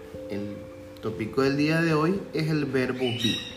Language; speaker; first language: Spanish; native; Spanish